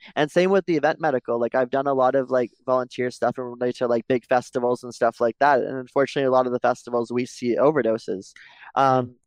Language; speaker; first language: English; native; English